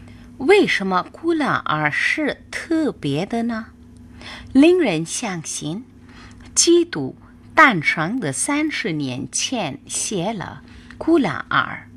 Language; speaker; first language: Chinese; non-native, fluent; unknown